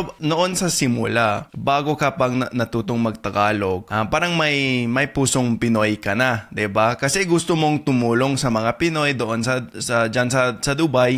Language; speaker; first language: Filipino; non-native, fluent; English